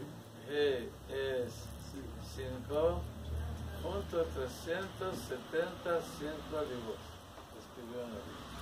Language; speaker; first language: Spanish; non-native, learner; Hebrew